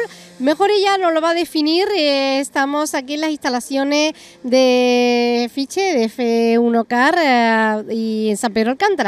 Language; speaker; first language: Spanish; native; Spanish